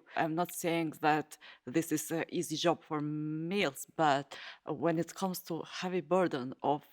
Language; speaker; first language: English; non-native, fluent; Albanian